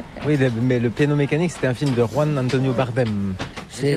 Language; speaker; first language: French; native; French